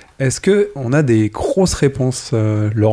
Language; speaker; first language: French; native; French